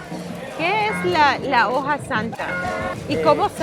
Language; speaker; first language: Spanish; non-native, learner; English